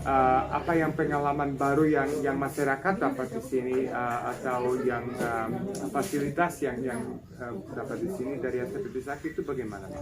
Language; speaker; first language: Indonesian; non-native, fluent; Serbian